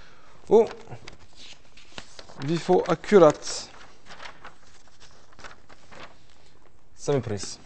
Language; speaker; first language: Norwegian; non-native, fluent; French